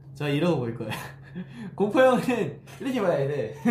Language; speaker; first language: Korean; early bilingual, heritage; Korean